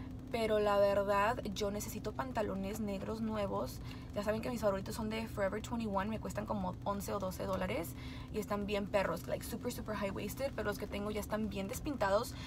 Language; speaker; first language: Spanish; early bilingual, heritage; Spanish